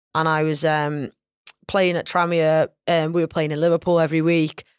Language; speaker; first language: English; native; English